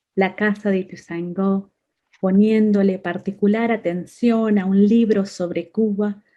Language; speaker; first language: Spanish; native; Spanish